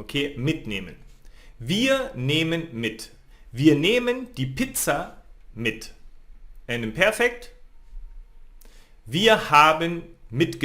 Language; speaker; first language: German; non-native, fluent; Spanish